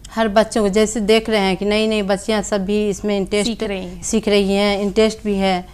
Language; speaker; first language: Hindi; native; Hindi